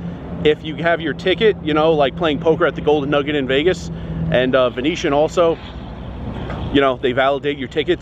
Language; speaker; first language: English; native; English